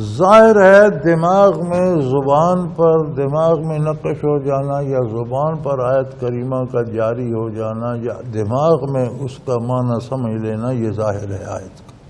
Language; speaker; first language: Urdu; non-native, local second language; Punjabi